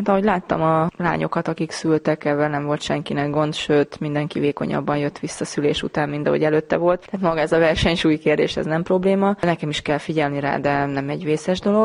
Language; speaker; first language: Hungarian; native; Hungarian